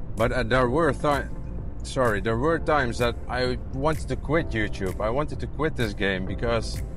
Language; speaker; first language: English; non-native, fluent; Dutch